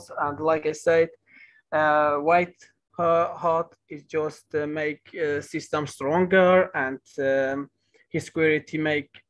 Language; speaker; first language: English; non-native, learner; Kurdish